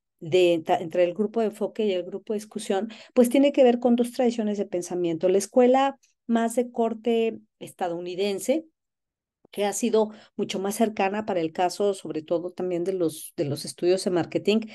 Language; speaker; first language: Spanish; native; Spanish